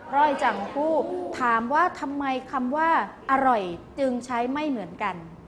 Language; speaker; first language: Thai; native; Thai